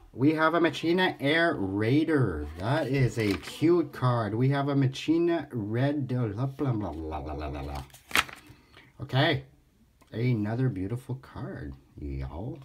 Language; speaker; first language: English; native; English